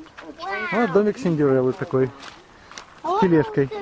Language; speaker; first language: Russian; native; Russian